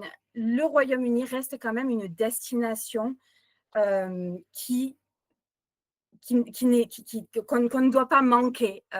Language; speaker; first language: French; native; French